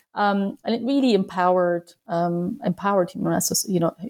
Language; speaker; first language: English; non-native, fluent; Turkish